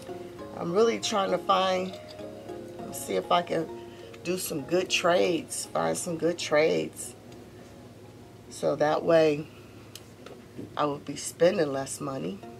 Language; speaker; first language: English; native; English